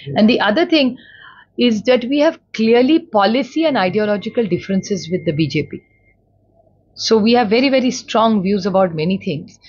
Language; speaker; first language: English; non-native, local second language; Marathi